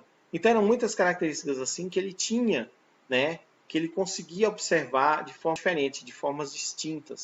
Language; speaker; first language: Portuguese; native; Portuguese